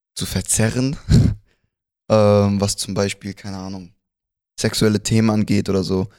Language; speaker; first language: German; early bilingual, other home language; Spanish